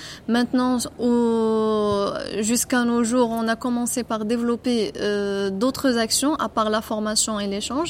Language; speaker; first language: French; non-native, local second language; Arabic